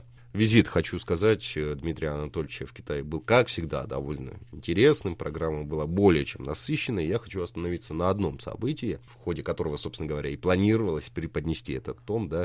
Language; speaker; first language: Russian; native; Russian